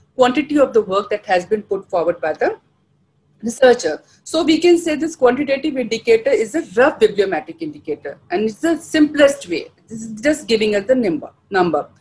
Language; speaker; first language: English; non-native, local second language; Hindi